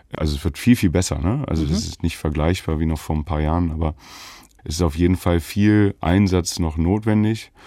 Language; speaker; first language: German; native; German